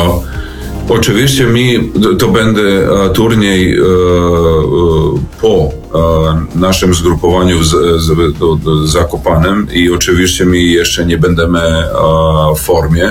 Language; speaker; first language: Polish; non-native, learner; Serbian